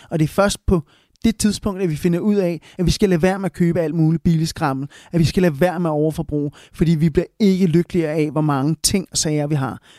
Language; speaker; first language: Danish; early bilingual, other home language; Spanish